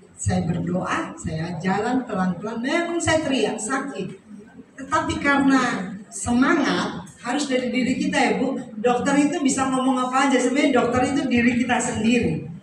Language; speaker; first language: Indonesian; native; Indonesian